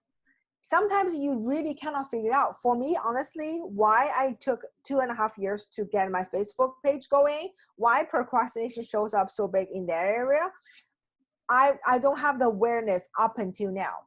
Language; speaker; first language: English; non-native, fluent; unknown